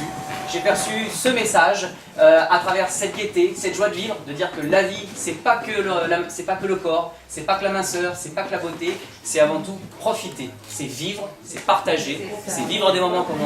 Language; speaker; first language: French; native; French